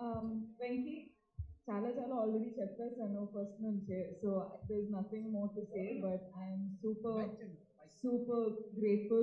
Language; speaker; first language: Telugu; non-native, fluent; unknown